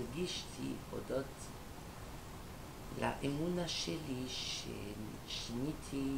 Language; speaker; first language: Hebrew; non-native, learner; French